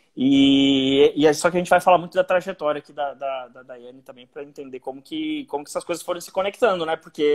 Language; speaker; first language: Portuguese; native; Portuguese